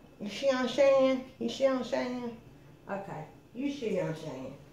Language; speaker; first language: English; native; English